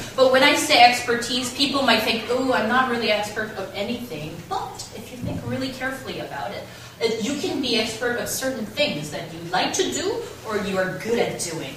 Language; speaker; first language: English; non-native, fluent; Korean